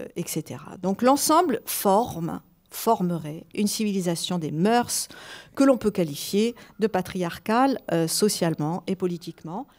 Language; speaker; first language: French; native; French